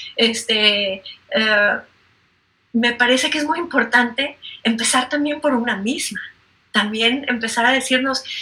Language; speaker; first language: Spanish; native; Spanish